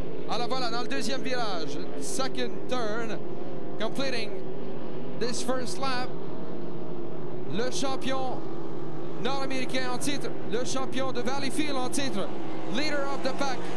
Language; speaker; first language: French; native; French